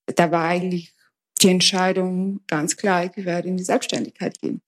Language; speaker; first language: German; early bilingual, other home language; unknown